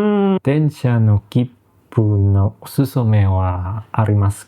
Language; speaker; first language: Japanese; non-native, learner; Indonesian